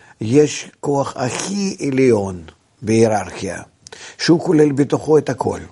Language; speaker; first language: Hebrew; non-native, fluent; Russian